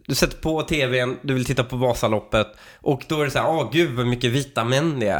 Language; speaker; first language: Swedish; native; Swedish